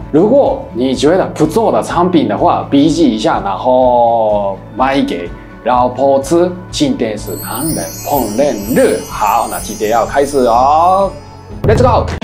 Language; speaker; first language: Chinese; non-native, fluent; Japanese